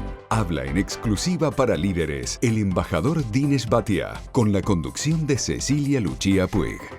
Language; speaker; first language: Spanish; native; Spanish